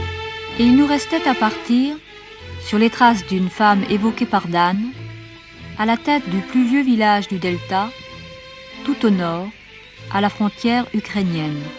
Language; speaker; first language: French; native; French